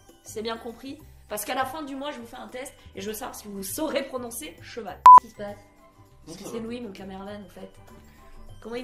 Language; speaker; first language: French; native; French